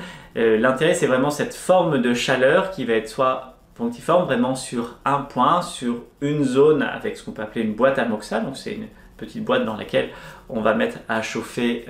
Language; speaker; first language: French; native; French